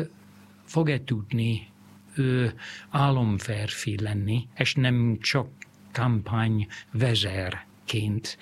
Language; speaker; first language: Hungarian; non-native, fluent; English